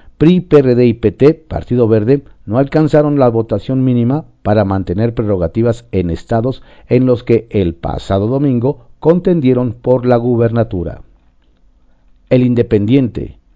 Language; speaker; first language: Spanish; native; Spanish